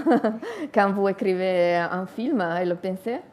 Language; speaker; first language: French; non-native, learner; Italian